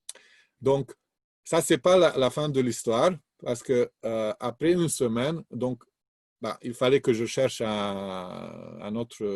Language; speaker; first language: French; non-native, fluent; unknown